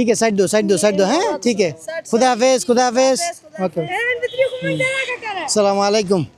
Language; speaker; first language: Hindi; non-native, learner; Bangla